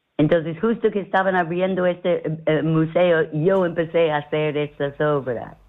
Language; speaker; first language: Spanish; non-native, fluent; English